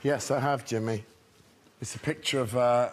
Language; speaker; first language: English; native; English